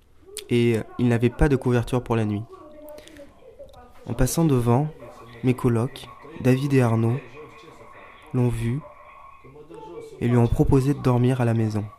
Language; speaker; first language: French; native; French